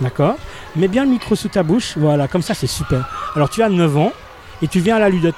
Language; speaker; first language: French; native; French